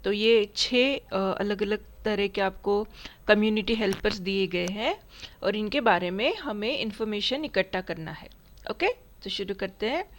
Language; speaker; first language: Hindi; non-native, local second language; Marathi